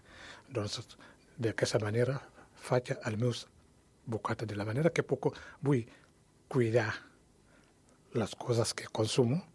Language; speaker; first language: Catalan; non-native, learner; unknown